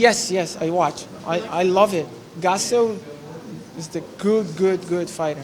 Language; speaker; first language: English; non-native, learner; Portuguese